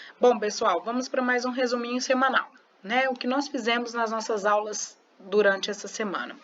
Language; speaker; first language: Portuguese; native; Portuguese